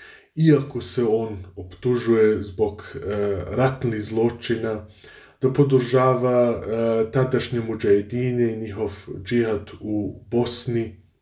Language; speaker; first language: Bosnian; early bilingual, heritage; Bosnian